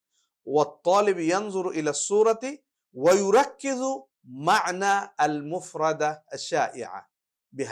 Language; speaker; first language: Arabic; non-native, fluent; Bangla